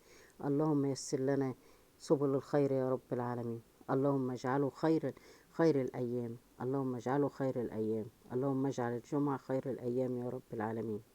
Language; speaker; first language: Arabic; native; Arabic